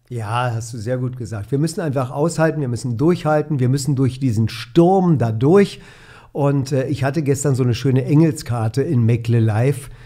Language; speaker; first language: German; native; German